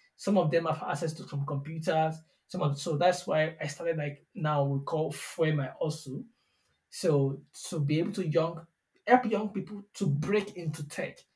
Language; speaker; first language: English; non-native, local second language; Yoruba